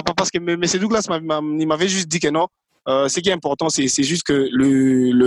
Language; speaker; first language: French; non-native, local second language; Lingala